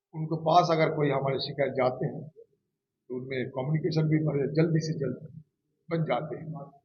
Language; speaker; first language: Hindi; non-native, local second language; Bangla